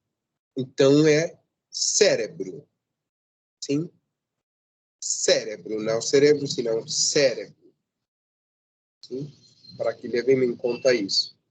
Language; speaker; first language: Portuguese; non-native, fluent; Spanish